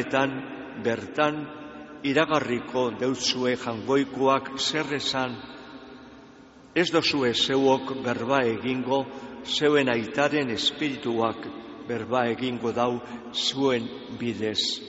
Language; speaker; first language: Basque; native; Basque